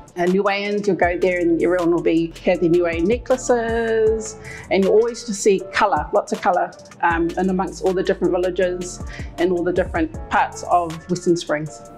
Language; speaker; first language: English; native; English